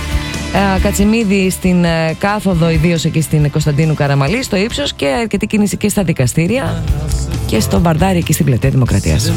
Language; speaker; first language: Greek; native; Greek